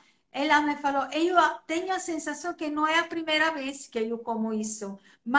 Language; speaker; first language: Portuguese; non-native, fluent; Italian